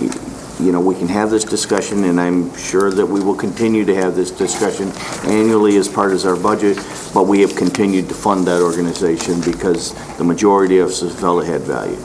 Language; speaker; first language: English; native; English